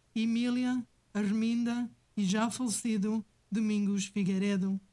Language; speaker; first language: Portuguese; native; Portuguese